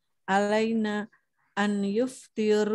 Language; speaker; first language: Arabic; non-native, learner; Indonesian